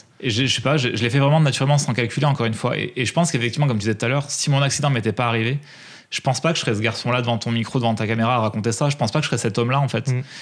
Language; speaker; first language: French; native; French